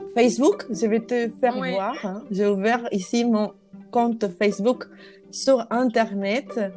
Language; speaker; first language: French; non-native, fluent; Spanish